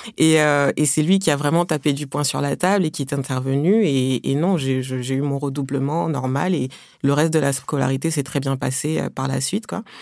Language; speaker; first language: French; early bilingual, other home language; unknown